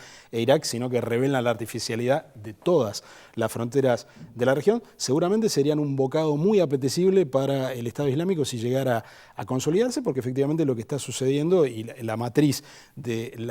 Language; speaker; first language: Spanish; native; Spanish